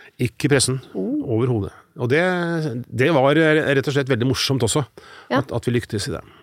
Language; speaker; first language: Norwegian; native; Norwegian